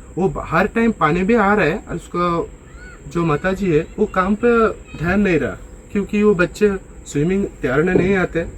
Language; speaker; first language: Hindi; non-native, local second language; Bangla